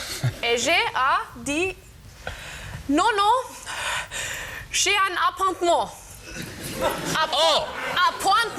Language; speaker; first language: French; non-native, learner; German